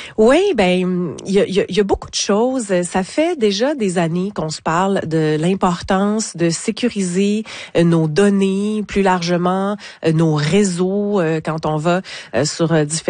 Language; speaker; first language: French; native; French